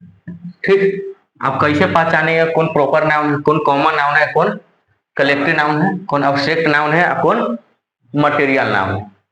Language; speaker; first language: Hindi; non-native, local second language; Bhojpuri